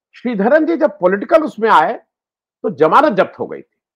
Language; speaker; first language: Hindi; native; Hindi